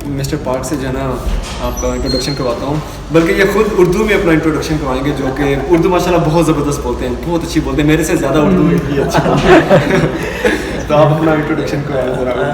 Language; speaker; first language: Urdu; native; Urdu